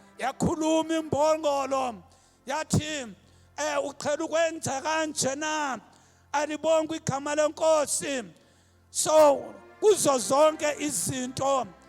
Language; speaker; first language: Zulu; non-native, local second language; Xhosa